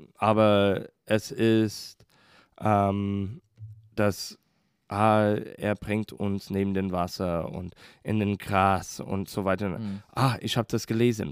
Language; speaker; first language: German; non-native, fluent; English